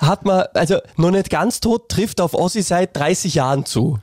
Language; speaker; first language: German; native; German